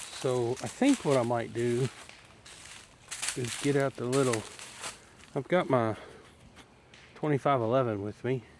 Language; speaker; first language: English; native; English